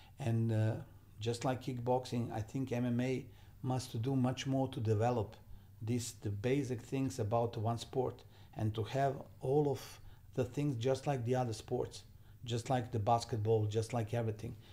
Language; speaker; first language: English; non-native, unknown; Serbian